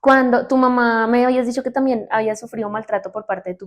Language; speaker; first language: Spanish; native; Spanish